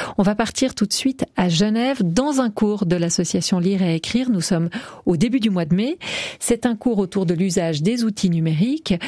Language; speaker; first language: French; native; French